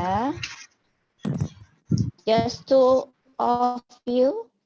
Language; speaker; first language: English; non-native, learner; Indonesian